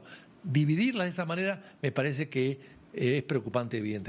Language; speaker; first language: Spanish; native; Spanish